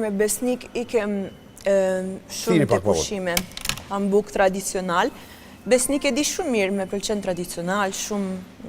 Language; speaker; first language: Albanian; non-native, learner; Romanian